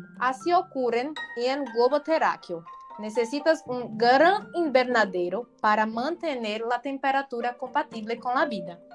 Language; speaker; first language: Spanish; non-native, learner; Portuguese